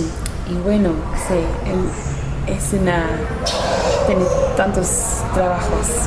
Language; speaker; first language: Spanish; non-native, learner; English